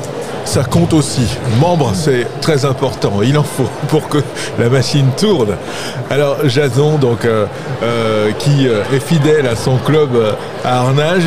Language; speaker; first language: French; native; French